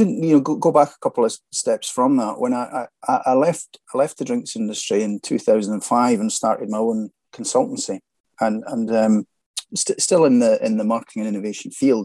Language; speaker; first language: English; native; English